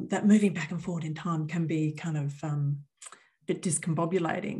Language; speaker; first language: English; native; English